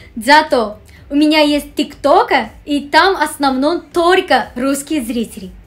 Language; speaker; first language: Russian; non-native, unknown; Japanese